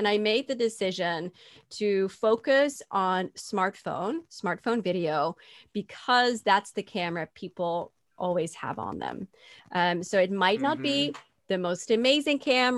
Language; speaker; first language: English; non-native, fluent; Dutch